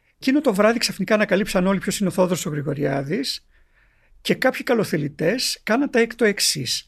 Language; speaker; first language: Greek; native; Greek